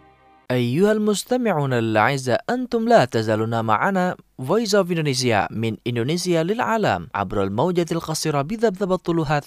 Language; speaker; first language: Arabic; non-native, fluent; Indonesian